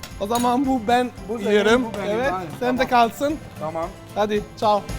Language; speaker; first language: Turkish; non-native, fluent; Italian